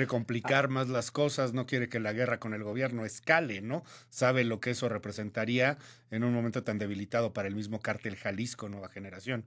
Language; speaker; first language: Spanish; native; Spanish